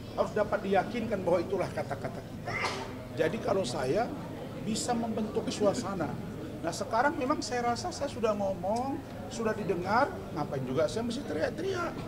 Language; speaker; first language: Indonesian; native; Indonesian